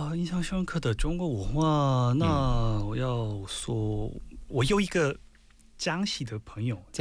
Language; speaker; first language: Chinese; non-native, fluent; Korean